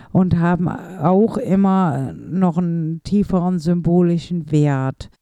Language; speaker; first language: German; native; German